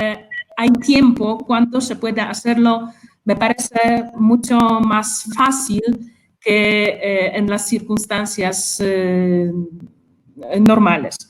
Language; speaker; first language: Spanish; non-native, fluent; Polish